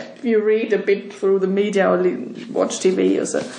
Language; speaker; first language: English; non-native, fluent; German